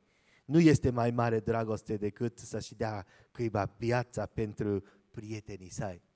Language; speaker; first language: Romanian; non-native, learner; Japanese